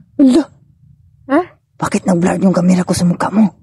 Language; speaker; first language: Filipino; non-native, local second language; Cebuano